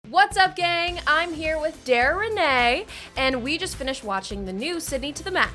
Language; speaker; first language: English; native; English